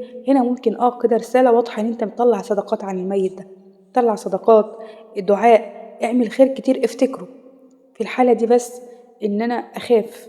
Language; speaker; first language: Arabic; native; Arabic